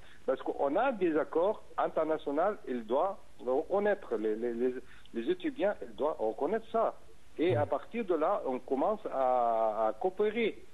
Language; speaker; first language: French; non-native, fluent; Arabic